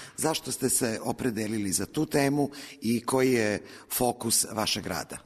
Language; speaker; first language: Serbian; native; Serbian